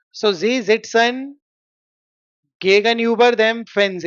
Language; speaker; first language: German; non-native, fluent; Hindi